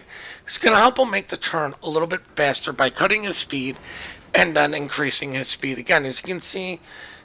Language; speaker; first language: English; native; English